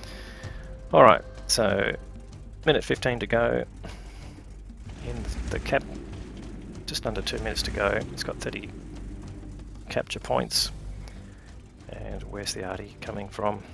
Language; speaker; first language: English; native; English